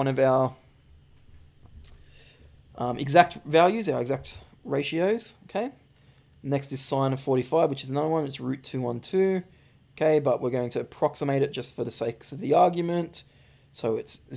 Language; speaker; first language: English; native; English